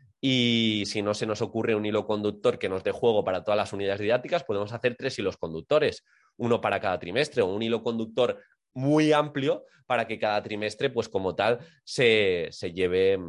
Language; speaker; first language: Spanish; native; Spanish